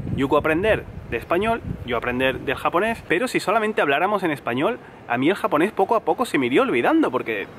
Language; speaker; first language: Spanish; native; Spanish